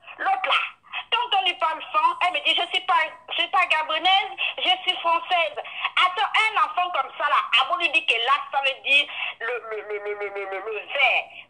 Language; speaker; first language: French; non-native, local second language; Fang